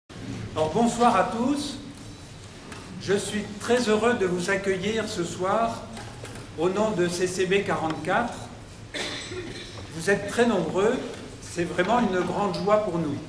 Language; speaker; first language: French; native; French